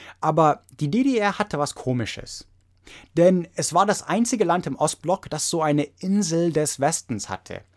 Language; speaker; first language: German; non-native, fluent; English